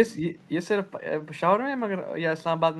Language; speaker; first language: Hindi; non-native, learner; Urdu